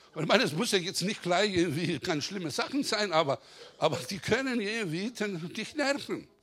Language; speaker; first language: German; non-native, fluent; Greek